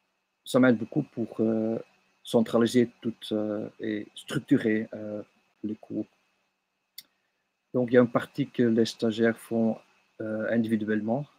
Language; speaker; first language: French; non-native, local second language; Dutch